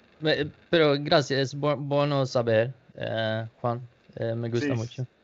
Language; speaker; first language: Spanish; non-native, learner; Danish